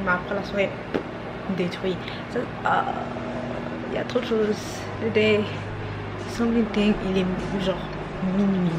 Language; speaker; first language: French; early bilingual, other home language; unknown